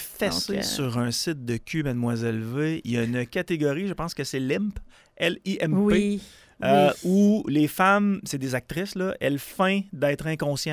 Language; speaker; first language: French; native; French